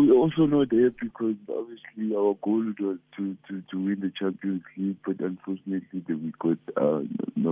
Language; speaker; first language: English; non-native, local second language; Venda